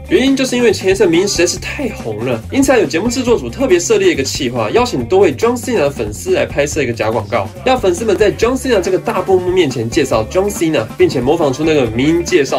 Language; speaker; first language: Chinese; native; Chinese